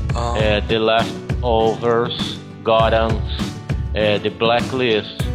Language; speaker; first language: English; non-native, learner; Portuguese